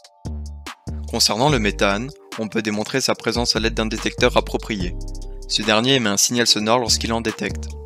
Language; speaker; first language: French; native; French